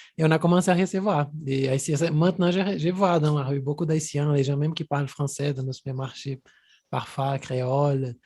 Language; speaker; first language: French; non-native, fluent; Portuguese